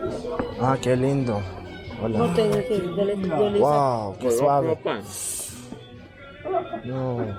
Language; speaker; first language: Spanish; non-native, learner; English